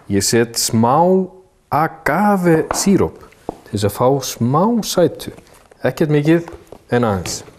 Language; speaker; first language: Icelandic; native; Icelandic